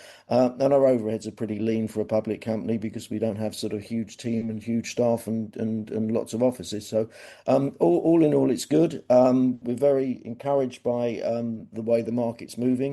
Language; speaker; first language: English; native; English